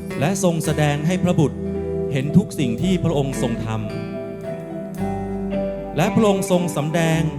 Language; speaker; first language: Thai; native; Thai